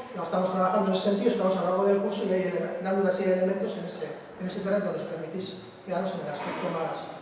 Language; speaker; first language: Spanish; native; Spanish